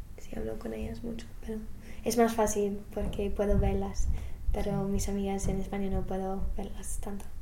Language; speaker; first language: Spanish; non-native, learner; English